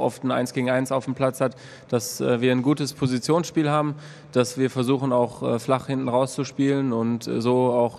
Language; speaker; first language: German; native; German